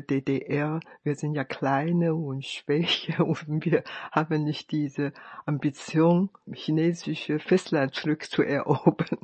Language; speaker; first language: German; non-native, fluent; Chinese